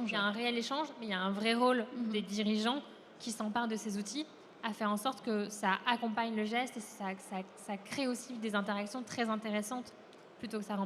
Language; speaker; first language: French; native; French